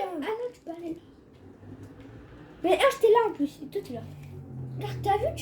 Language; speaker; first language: French; native; French